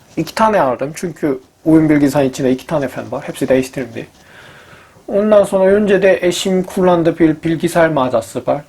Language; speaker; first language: Turkish; non-native, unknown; Korean